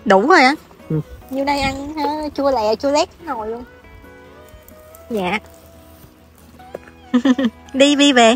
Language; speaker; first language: Vietnamese; native; Vietnamese